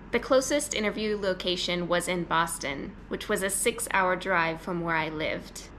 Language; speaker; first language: English; native; English